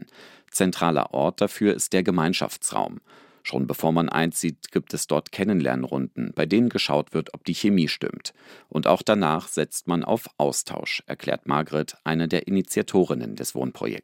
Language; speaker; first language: German; native; German